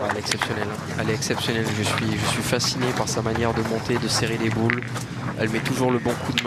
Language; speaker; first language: French; native; French